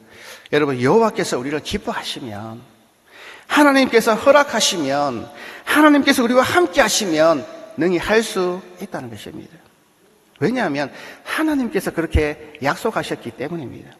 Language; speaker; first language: Korean; native; Korean